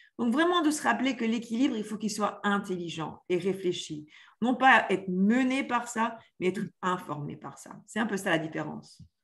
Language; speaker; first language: French; early bilingual, heritage; French